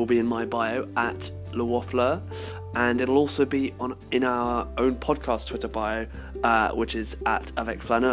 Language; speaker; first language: English; native; English